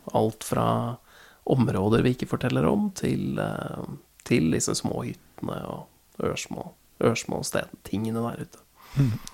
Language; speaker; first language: Norwegian; native; Norwegian